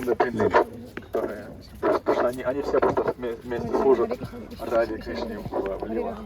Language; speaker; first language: Russian; native; Russian